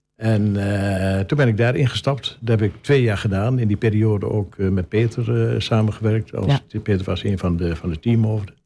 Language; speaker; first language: Dutch; native; Dutch